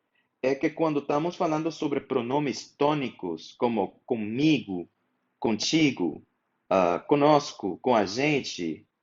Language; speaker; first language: Portuguese; non-native, fluent; English